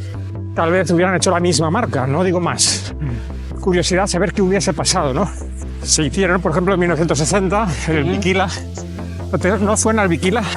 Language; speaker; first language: Spanish; native; Spanish